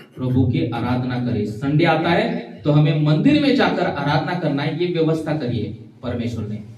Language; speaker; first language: Hindi; non-native, local second language; Marathi